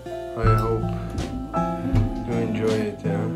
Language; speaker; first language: English; non-native, fluent; Czech